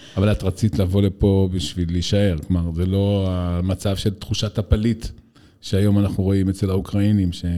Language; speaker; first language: Hebrew; native; Hebrew